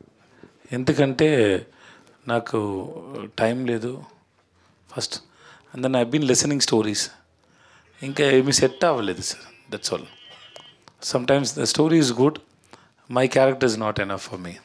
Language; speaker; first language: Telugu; non-native, learner; Tamil